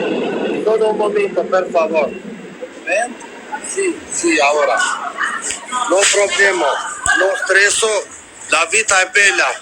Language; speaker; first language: Italian; non-native, learner; Albanian